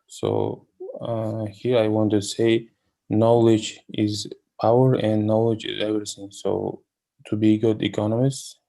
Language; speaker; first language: English; non-native, learner; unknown